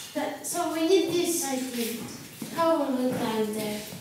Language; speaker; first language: English; non-native, learner; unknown